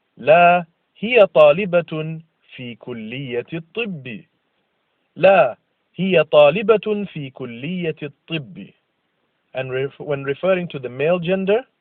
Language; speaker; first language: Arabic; non-native, fluent; English